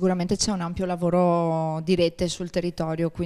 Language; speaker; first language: Italian; native; Italian